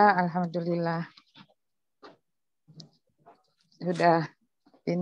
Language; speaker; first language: Indonesian; native; Indonesian